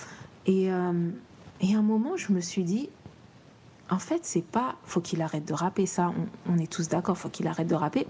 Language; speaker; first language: French; native; French